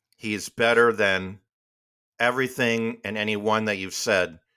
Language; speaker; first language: English; native; English